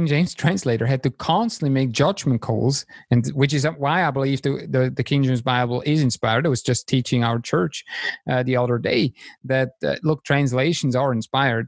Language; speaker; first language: English; non-native, fluent; German